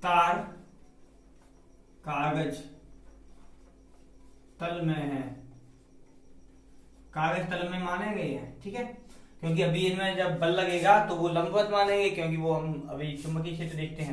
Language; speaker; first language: Hindi; native; Hindi